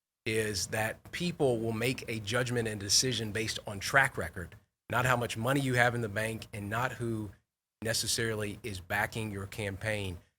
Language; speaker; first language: English; native; English